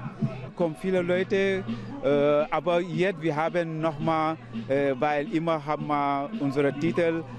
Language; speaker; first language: German; non-native, learner; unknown